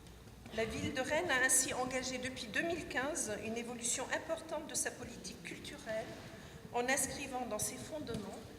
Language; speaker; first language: French; native; French